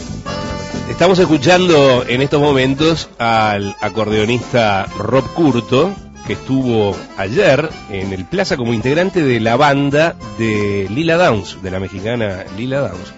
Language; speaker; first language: Spanish; native; Spanish